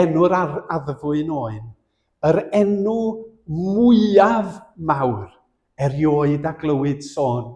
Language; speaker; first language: Welsh; native; Welsh